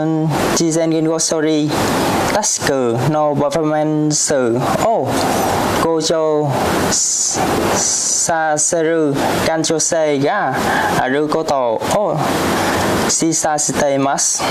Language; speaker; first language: Japanese; non-native, learner; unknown